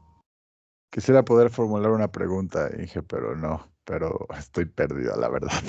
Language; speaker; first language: Spanish; native; Spanish